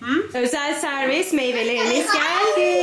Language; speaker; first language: Turkish; native; Turkish